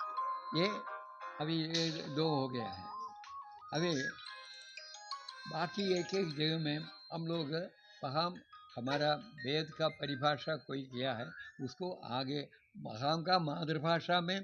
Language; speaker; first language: Hindi; non-native, local second language; Malayalam